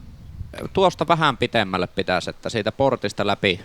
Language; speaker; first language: Finnish; native; Finnish